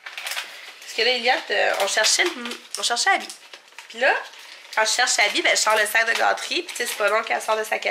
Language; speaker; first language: French; native; French